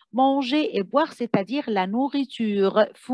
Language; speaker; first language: French; non-native, fluent; Arabic